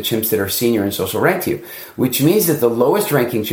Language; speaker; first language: English; native; English